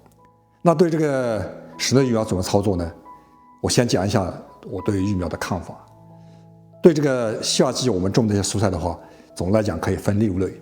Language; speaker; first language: Chinese; native; Chinese